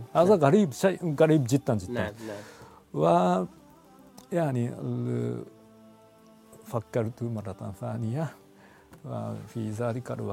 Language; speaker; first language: Arabic; non-native, fluent; Japanese